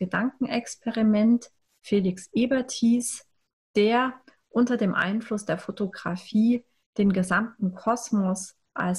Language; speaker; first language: German; native; German